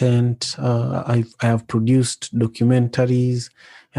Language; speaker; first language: English; non-native, local second language; Luo (Kenya and Tanzania)